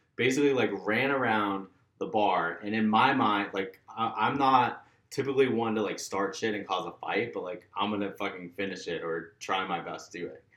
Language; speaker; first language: English; native; English